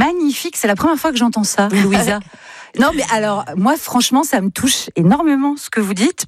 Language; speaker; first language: French; native; French